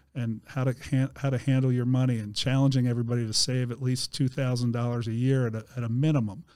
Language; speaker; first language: English; native; English